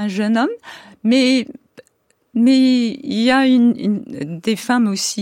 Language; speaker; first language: French; non-native, fluent; English